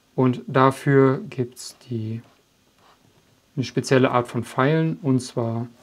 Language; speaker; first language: German; native; German